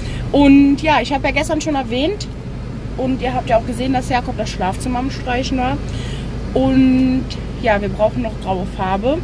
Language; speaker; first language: German; native; German